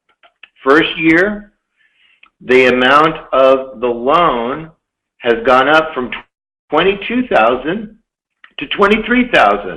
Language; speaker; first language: English; native; English